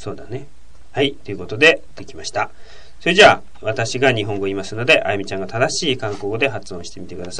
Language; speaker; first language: Japanese; native; Japanese